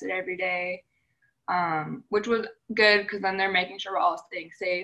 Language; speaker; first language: English; native; English